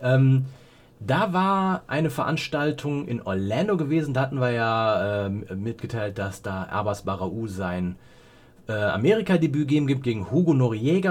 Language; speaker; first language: German; native; German